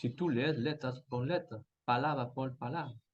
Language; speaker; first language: Spanish; non-native, fluent; French